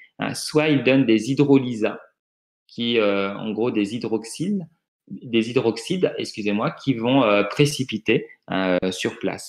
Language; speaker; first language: French; native; French